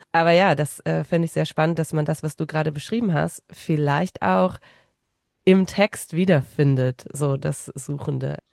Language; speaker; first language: German; native; German